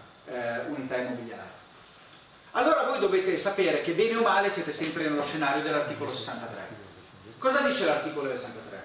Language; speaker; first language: Italian; native; Italian